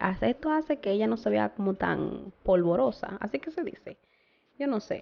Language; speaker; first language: Spanish; early bilingual, other home language; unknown